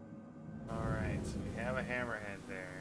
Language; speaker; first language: English; native; English